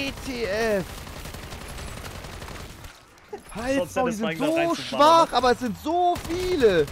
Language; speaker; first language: German; native; German